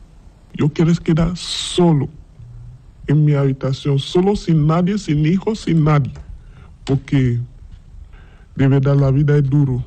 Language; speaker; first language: Spanish; non-native, learner; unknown